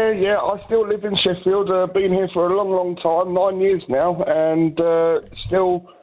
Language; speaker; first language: English; native; English